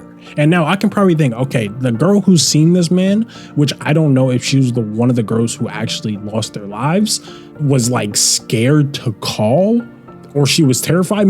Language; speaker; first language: English; native; English